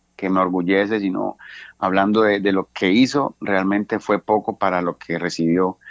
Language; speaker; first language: Spanish; native; Spanish